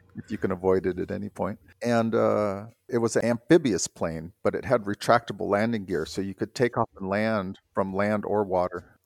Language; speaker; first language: English; native; English